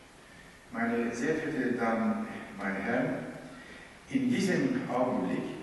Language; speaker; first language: German; non-native, fluent; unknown